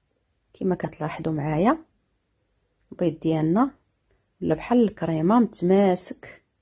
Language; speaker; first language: Arabic; native; Arabic